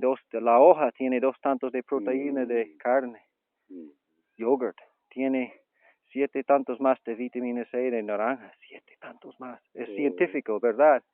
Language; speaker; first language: Spanish; non-native, learner; English